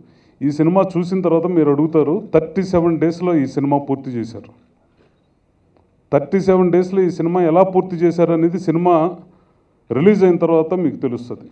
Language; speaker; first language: Telugu; native; Telugu